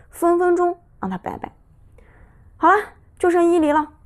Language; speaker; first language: Chinese; native; Chinese